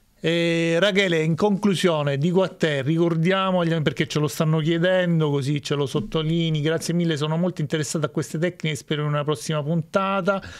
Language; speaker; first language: Italian; native; Italian